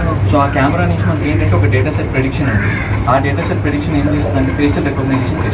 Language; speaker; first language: Telugu; native; Telugu